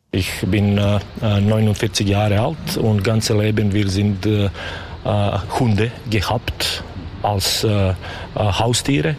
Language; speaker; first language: German; non-native, learner; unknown